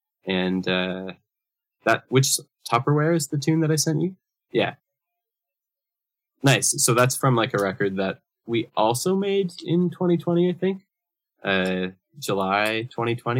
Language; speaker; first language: English; native; English